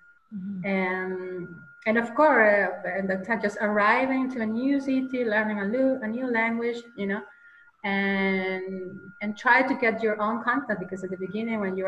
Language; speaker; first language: English; non-native, learner; Spanish